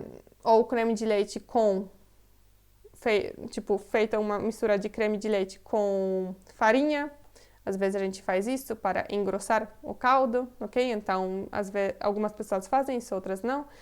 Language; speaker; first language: Portuguese; non-native, fluent; Polish